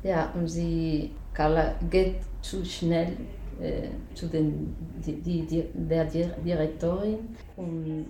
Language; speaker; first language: German; non-native, fluent; Spanish